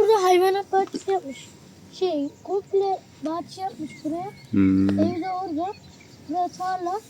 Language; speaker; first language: Turkish; early bilingual, heritage; Turkish